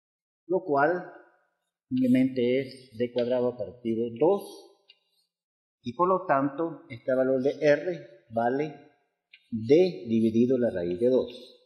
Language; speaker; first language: Spanish; native; Spanish